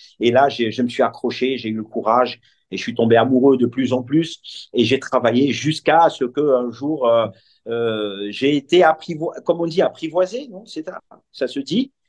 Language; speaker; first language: French; non-native, local second language; Arabic